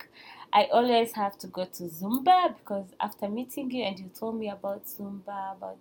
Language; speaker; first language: English; non-native, local second language; Kinyarwanda